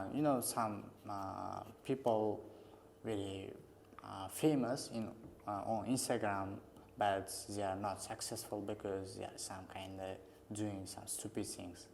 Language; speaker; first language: English; non-native, learner; Uzbek